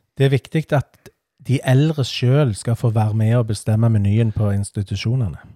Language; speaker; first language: Norwegian; native; Norwegian